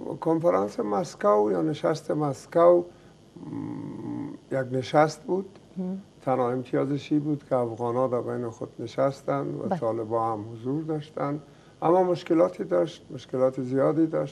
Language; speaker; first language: Persian; native; Persian